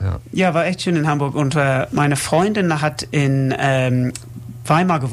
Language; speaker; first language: German; non-native, learner; English